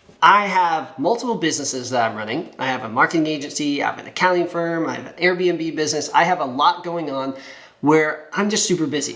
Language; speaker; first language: English; native; English